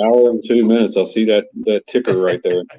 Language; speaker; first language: English; native; English